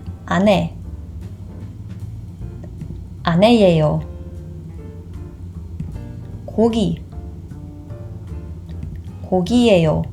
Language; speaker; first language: Korean; non-native, fluent; English